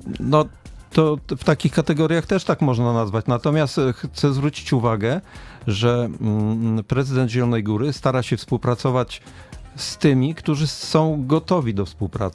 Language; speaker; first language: Polish; native; Polish